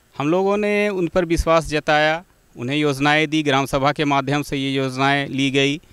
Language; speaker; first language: Hindi; native; Hindi